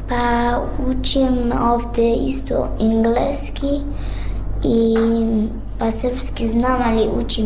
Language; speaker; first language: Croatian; early bilingual, other home language; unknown